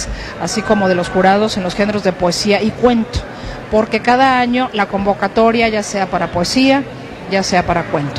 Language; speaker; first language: Spanish; native; Spanish